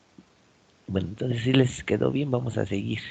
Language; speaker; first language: Spanish; native; Spanish